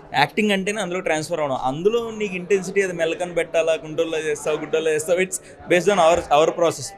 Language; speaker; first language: Telugu; native; Telugu